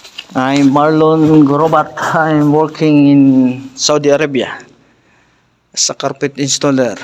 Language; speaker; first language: English; non-native, learner; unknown